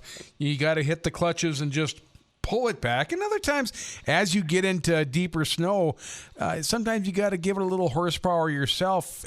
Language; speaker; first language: English; native; English